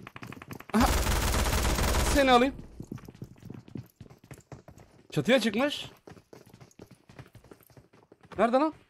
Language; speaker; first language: Turkish; native; Turkish